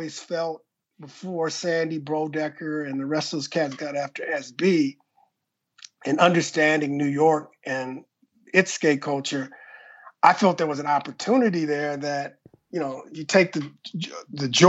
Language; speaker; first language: English; native; English